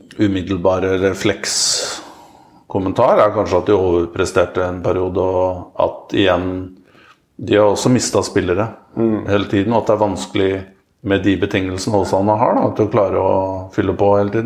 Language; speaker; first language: Norwegian; native; Norwegian